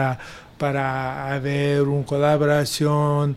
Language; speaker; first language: Spanish; non-native, learner; English